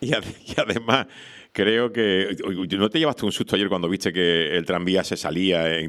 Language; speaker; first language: Spanish; native; Spanish